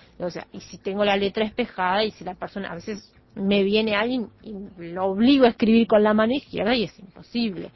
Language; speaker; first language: Spanish; native; Spanish